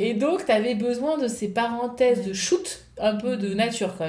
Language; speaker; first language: French; native; French